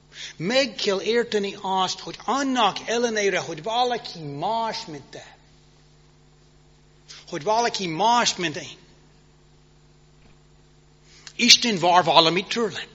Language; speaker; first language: Hungarian; non-native, fluent; English